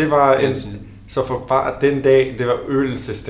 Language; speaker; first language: Danish; non-native, learner; English